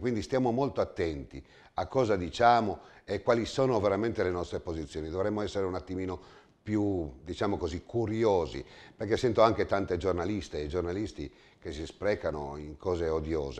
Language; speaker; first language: Italian; native; Italian